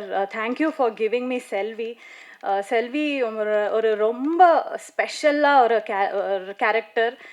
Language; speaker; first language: Tamil; non-native, fluent; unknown